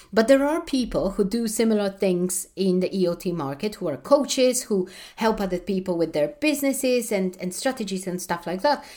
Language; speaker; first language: English; non-native, fluent; Polish